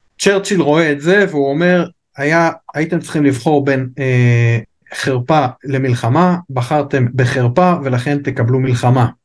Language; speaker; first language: Hebrew; native; Hebrew